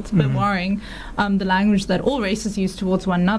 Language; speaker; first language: English; native; English